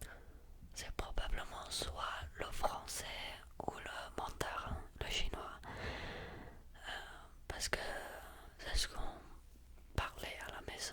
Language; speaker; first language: French; early bilingual, heritage; French